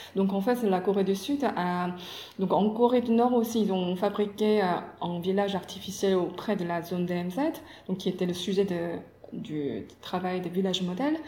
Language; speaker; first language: French; non-native, fluent; Korean